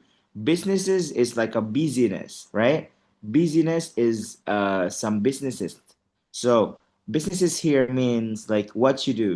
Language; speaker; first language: English; non-native, fluent; Indonesian